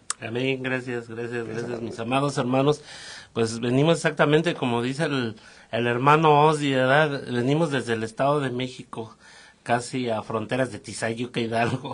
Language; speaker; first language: Spanish; native; Spanish